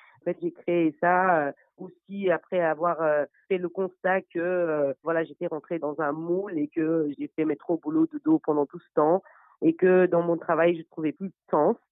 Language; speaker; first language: French; non-native, fluent; Persian